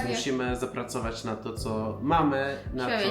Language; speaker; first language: Polish; non-native, fluent; Persian